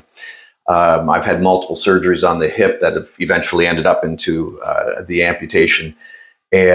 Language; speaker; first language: English; native; English